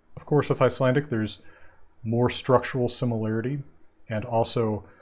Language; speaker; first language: English; native; English